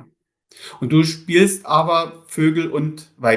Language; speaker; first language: German; native; German